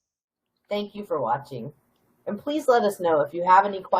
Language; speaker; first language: English; native; English